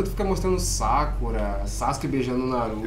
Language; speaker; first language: Portuguese; native; Portuguese